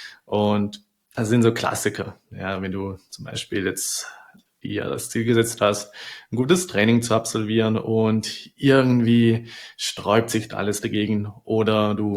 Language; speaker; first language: German; native; German